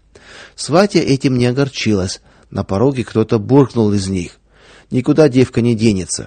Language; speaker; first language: Russian; native; Russian